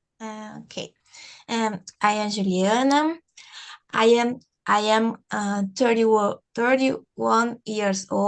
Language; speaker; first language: English; non-native, learner; Portuguese